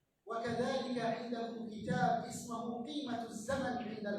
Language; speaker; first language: Arabic; native; Arabic